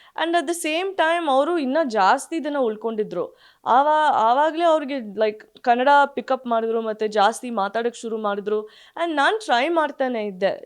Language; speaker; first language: Kannada; early bilingual, heritage; Kannada